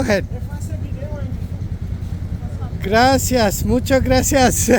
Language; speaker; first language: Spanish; non-native, learner; Tamil